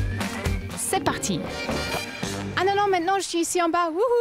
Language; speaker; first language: French; non-native, fluent; German